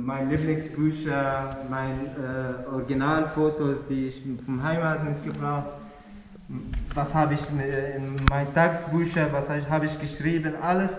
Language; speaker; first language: German; non-native, learner; Arabic